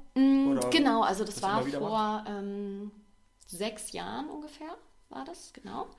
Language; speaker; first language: German; native; German